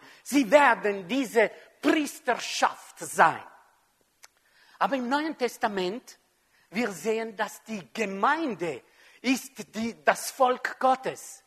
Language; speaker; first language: German; non-native, fluent; French